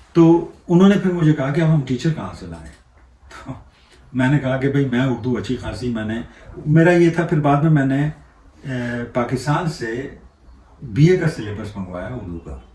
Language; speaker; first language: Urdu; non-native, local second language; Punjabi